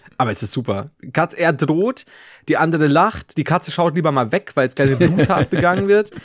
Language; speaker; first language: German; native; German